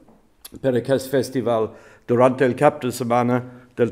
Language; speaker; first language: Catalan; non-native, learner; English